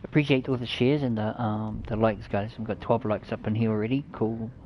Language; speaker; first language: English; native; English